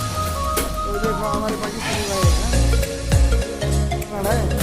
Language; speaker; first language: Hindi; non-native, learner; Bangla